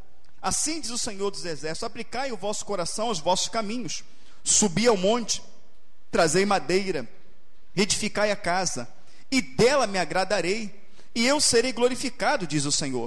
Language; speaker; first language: Portuguese; native; Portuguese